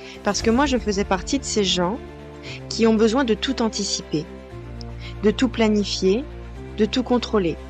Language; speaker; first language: French; native; French